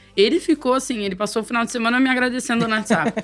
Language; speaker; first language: Portuguese; native; Portuguese